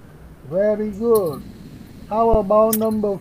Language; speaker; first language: English; non-native, fluent; Vietnamese